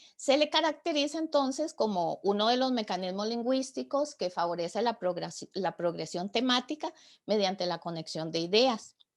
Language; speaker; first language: Spanish; native; Spanish